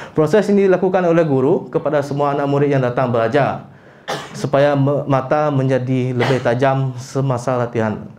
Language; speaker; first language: Malay; non-native, local second language; Iban